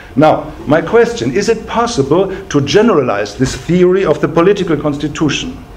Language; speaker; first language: English; non-native, fluent; German